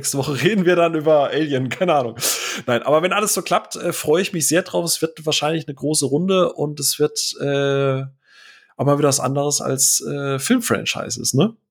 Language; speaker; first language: German; native; German